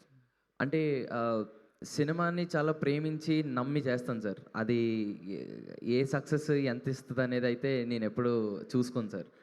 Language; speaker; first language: Telugu; native; Telugu